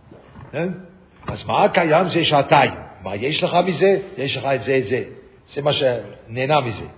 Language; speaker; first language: Hebrew; non-native, fluent; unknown